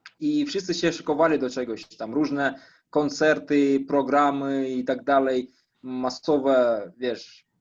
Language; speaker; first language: Polish; non-native, fluent; Russian